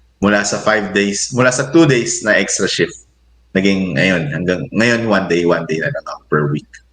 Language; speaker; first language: Filipino; native; Filipino